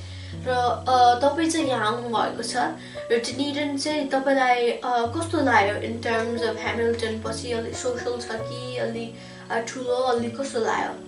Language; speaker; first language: Nepali; early bilingual, heritage; Nepali